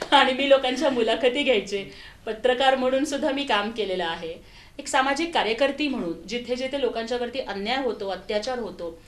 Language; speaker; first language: Marathi; non-native, local second language; Telugu